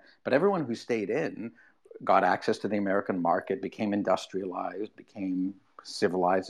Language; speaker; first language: English; native; English